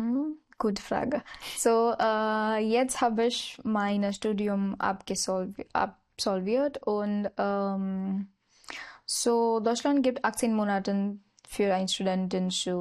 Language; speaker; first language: German; non-native, learner; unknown